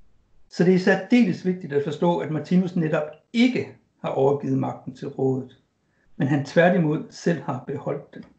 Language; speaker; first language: Danish; native; Danish